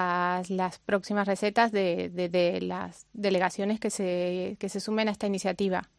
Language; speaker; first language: Spanish; native; Spanish